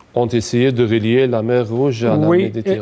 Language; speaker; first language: French; non-native, fluent; Arabic